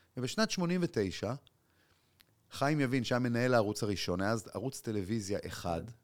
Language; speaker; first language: Hebrew; native; Hebrew